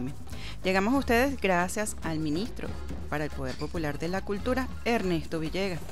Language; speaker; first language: Spanish; native; Spanish